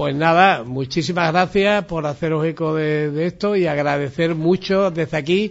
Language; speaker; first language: Spanish; native; Spanish